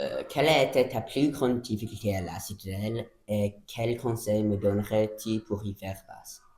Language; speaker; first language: French; non-native, local second language; English